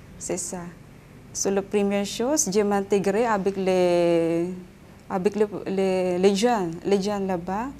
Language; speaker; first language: French; non-native, learner; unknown